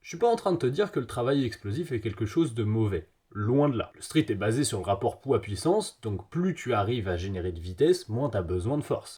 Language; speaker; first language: French; native; French